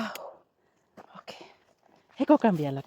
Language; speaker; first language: Finnish; non-native, learner; Bikol